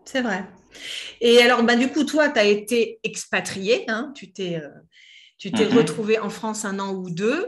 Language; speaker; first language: French; native; French